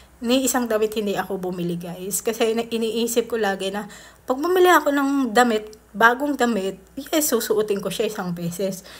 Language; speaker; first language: Filipino; native; Filipino